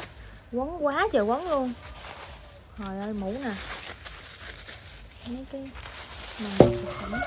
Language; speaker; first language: Vietnamese; native; Vietnamese